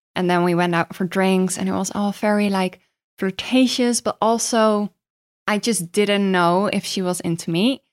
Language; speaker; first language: English; non-native, fluent; Dutch